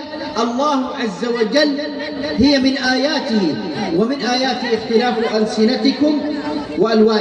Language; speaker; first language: Arabic; native; Arabic